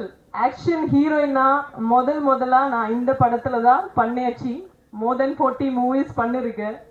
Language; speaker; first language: Tamil; non-native, fluent; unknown